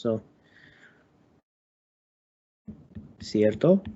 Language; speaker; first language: Spanish; non-native, learner; English